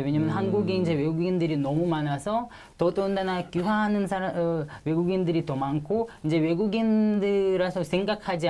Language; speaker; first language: Korean; non-native, learner; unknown